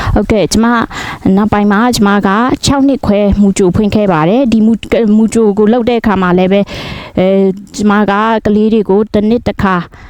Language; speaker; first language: Burmese; non-native, local second language; Shan